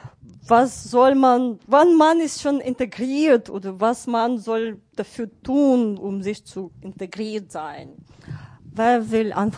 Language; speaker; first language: German; non-native, fluent; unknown